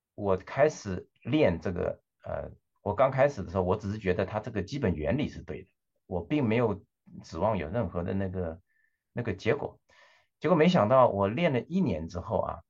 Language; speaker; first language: Chinese; non-native, local second language; Cantonese